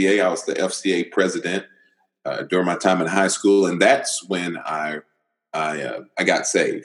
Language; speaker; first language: English; native; English